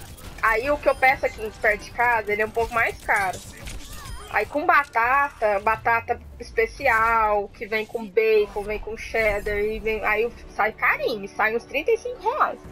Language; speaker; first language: Portuguese; native; Portuguese